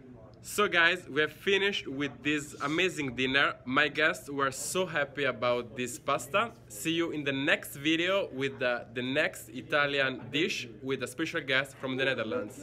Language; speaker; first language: English; non-native, learner; Italian